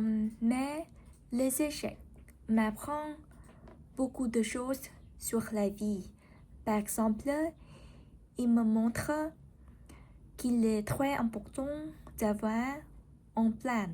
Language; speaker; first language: French; non-native, learner; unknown